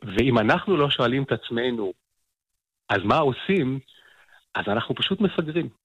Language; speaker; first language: Hebrew; early bilingual, other home language; English